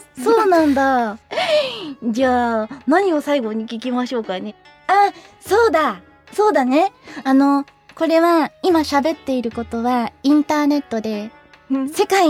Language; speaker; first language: Japanese; native; Japanese